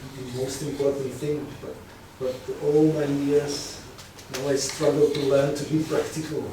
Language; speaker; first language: English; non-native, fluent; Czech